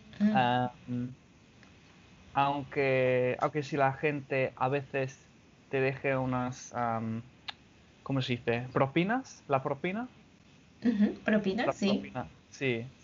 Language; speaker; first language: Spanish; non-native, fluent; English